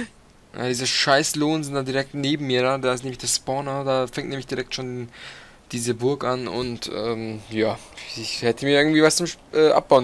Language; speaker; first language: German; native; German